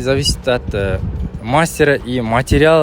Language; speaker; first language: Russian; non-native, local second language; Kazakh